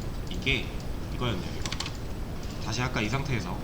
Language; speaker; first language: Korean; native; Korean